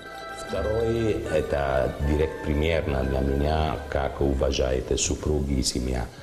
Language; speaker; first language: Russian; non-native, learner; Italian